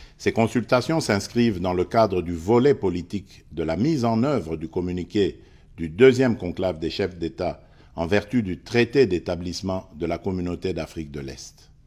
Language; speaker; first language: French; non-native, local second language; Luba-Lulua